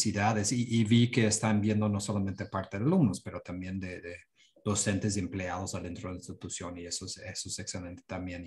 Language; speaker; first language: Spanish; non-native, fluent; English